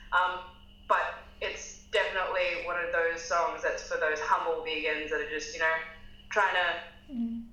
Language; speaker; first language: English; native; English